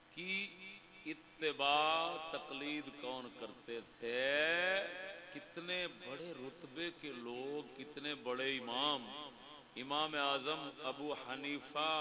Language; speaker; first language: Urdu; non-native, local second language; Punjabi